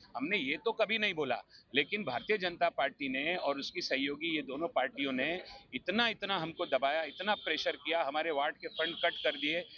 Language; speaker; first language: Hindi; native; Hindi